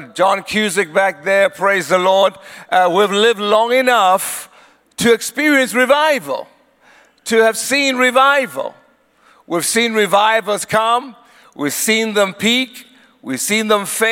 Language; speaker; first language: English; non-native, local second language; Swati